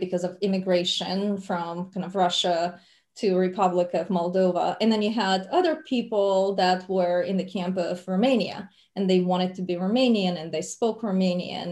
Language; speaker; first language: English; non-native, fluent; Russian